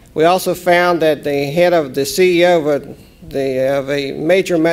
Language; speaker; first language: English; native; English